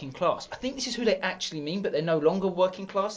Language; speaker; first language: English; native; English